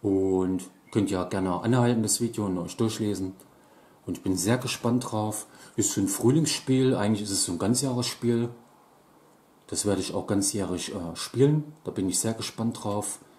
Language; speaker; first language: German; native; German